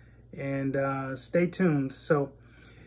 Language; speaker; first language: English; native; English